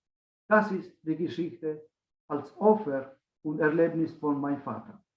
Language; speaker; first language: German; non-native, learner; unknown